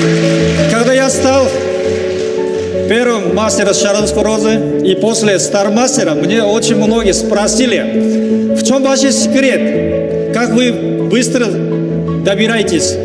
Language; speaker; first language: Russian; non-native, learner; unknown